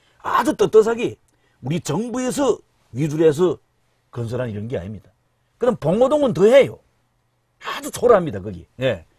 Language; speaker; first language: Korean; native; Korean